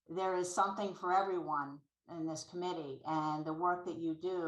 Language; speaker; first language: English; native; English